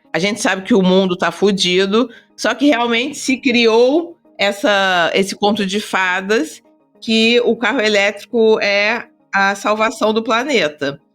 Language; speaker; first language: Portuguese; native; Portuguese